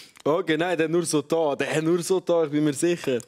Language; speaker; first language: German; early bilingual, other home language; Albanian